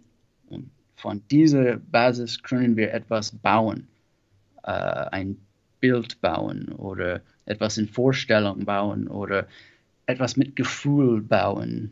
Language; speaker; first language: German; non-native, learner; English